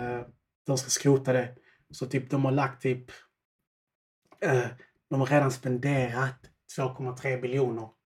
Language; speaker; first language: Swedish; early bilingual, other home language; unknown